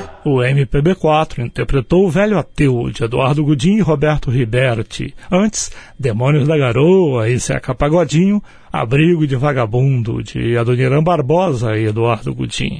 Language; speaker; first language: Portuguese; native; Portuguese